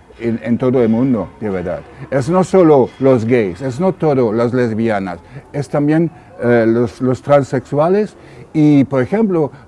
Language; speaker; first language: Spanish; non-native, learner; German